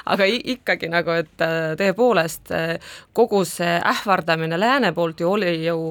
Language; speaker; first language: Estonian; non-native, local second language; Russian